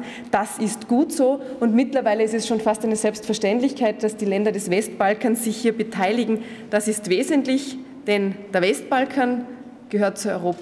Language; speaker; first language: German; native; German